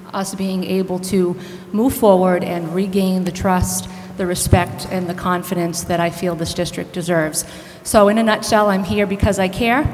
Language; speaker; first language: English; native; English